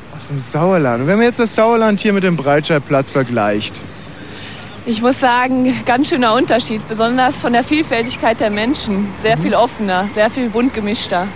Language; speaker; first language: German; native; German